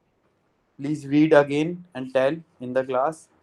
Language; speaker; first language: English; non-native, local second language; Hindi